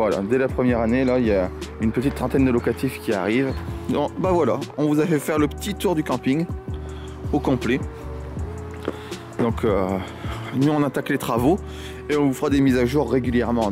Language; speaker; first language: French; native; French